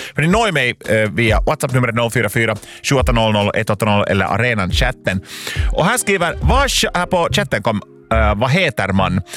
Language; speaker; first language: Swedish; native; Swedish